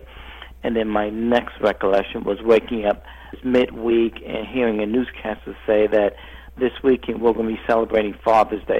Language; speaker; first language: English; native; English